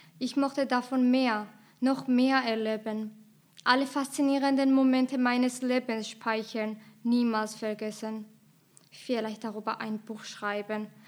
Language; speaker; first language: German; non-native, fluent; Georgian